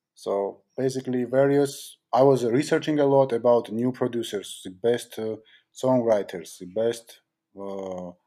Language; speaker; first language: English; non-native, fluent; Georgian